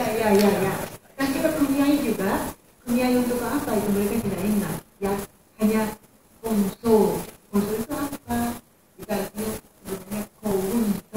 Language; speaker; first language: Indonesian; non-native, fluent; Japanese